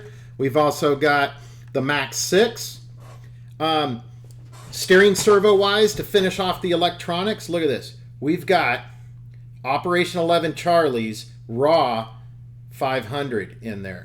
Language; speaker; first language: English; native; English